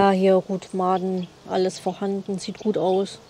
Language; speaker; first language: German; native; German